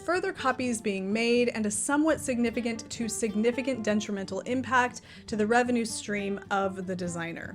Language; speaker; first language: English; native; English